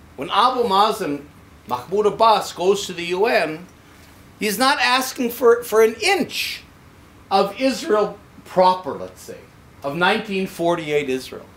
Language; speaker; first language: English; native; English